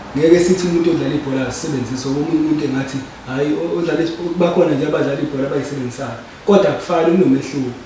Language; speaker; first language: Zulu; native; Zulu